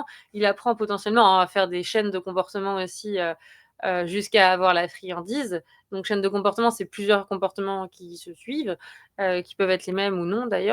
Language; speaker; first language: French; native; French